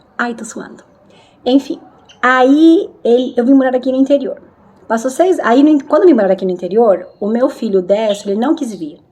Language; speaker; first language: Portuguese; non-native, fluent; Spanish